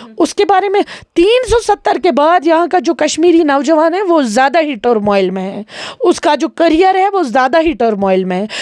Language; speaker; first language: Urdu; non-native, local second language; Kashmiri